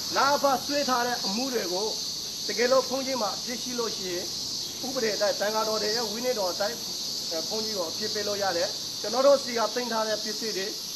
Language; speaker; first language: Burmese; native; Burmese